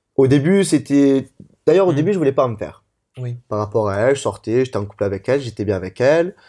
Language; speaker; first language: French; native; French